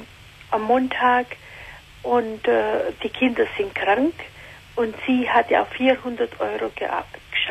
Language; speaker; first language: German; non-native, learner; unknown